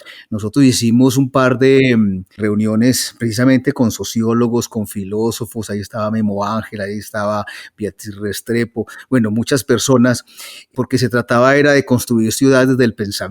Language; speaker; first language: Spanish; native; Spanish